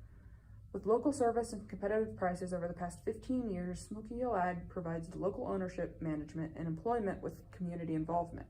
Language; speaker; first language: English; native; English